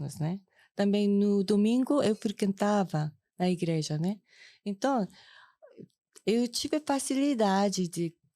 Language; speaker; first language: Portuguese; non-native, fluent; Korean